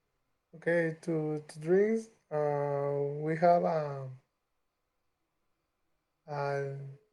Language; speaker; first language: English; non-native, learner; Spanish